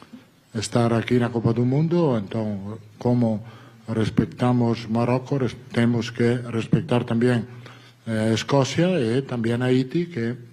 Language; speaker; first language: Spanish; non-native, fluent; Italian